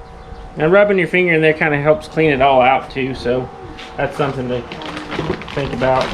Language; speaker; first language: English; native; English